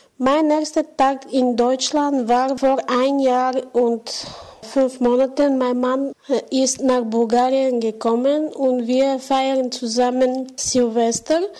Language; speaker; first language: German; non-native, learner; Bulgarian